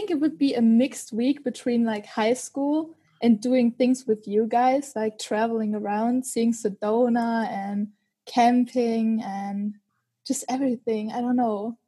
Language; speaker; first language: English; non-native, fluent; German